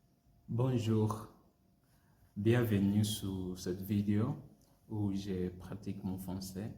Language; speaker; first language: French; non-native, learner; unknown